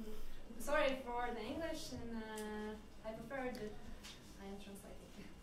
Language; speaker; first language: English; non-native, learner; French